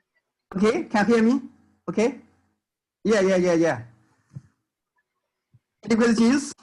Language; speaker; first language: English; non-native, fluent; Chinese